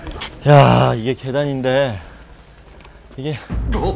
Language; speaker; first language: Korean; native; Korean